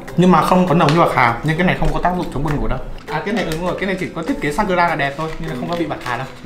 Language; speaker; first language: Vietnamese; native; Vietnamese